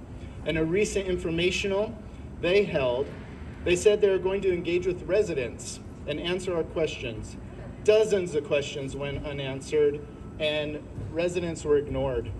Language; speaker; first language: English; native; English